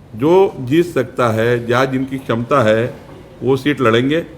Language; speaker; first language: Hindi; non-native, local second language; Marathi